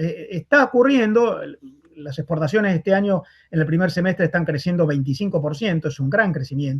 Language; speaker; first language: Spanish; native; Spanish